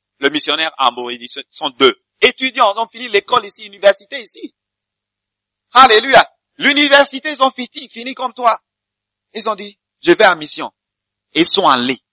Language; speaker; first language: French; non-native, fluent; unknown